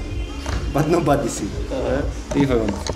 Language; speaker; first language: English; non-native, learner; Greek